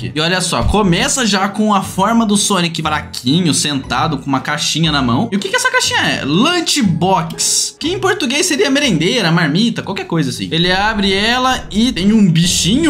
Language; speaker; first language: Portuguese; native; Portuguese